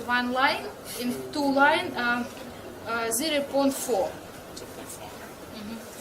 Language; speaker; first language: English; non-native, learner; Russian